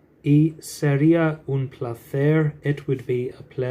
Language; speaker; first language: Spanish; non-native, fluent; English